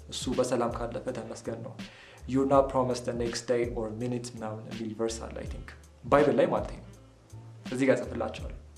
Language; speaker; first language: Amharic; native; Amharic